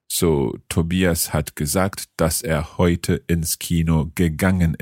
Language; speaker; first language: German; non-native, learner; English